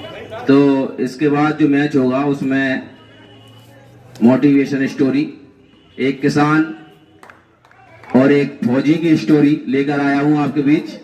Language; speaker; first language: Hindi; native; Hindi